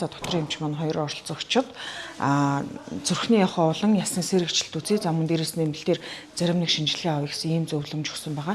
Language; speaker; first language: Mongolian; native; Mongolian